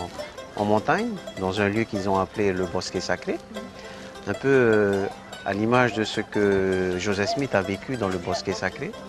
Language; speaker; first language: French; native; French